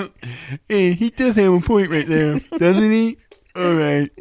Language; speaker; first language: English; non-native, fluent; Spanish